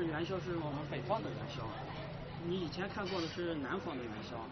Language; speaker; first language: Chinese; native; Chinese